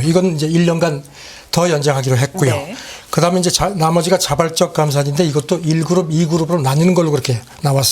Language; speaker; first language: Korean; native; Korean